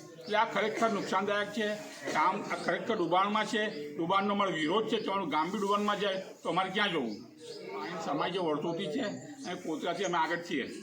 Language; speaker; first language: Gujarati; native; Gujarati